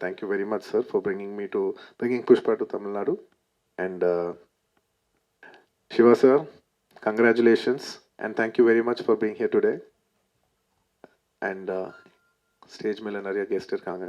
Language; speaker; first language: Tamil; non-native, local second language; Telugu